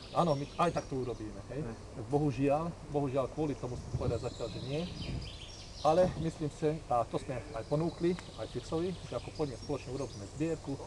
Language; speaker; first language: Slovak; non-native, local second language; Hungarian